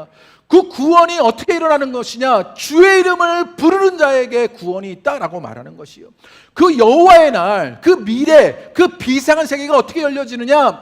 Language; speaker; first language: Korean; native; Korean